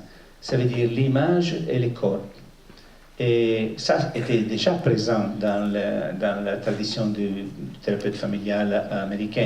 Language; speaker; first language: French; non-native, fluent; Italian